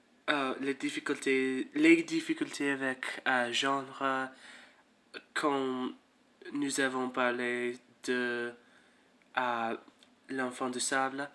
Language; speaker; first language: French; non-native, learner; English